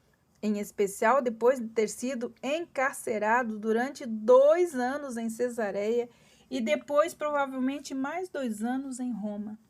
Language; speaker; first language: Portuguese; native; Portuguese